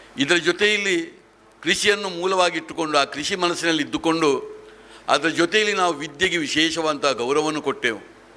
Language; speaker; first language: Kannada; non-native, local second language; Tulu